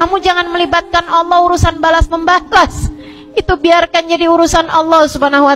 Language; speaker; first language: Indonesian; native; Indonesian